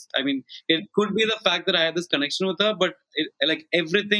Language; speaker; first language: English; non-native, local second language; Malayalam